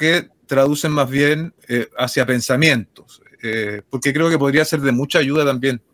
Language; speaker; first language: Spanish; native; Spanish